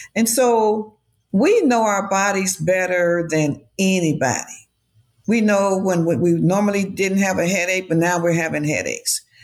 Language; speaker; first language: English; native; English